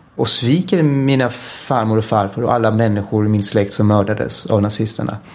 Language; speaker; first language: Swedish; early bilingual, heritage; Danish